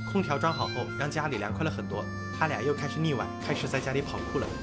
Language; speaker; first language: Chinese; native; Chinese